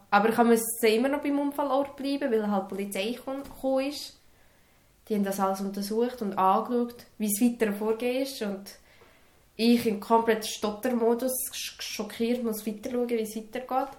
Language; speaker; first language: German; early bilingual, other home language; Serbian